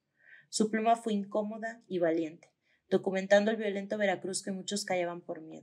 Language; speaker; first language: Spanish; native; Spanish